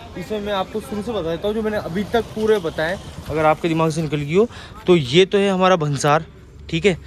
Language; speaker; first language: Hindi; native; Hindi